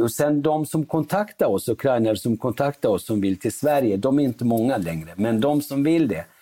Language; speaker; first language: Swedish; early bilingual, other home language; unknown